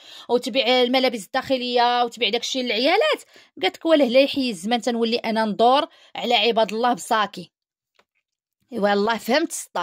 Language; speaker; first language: Arabic; native; Arabic